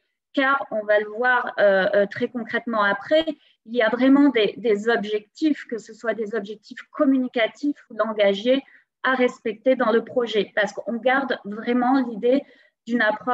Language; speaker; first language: French; native; French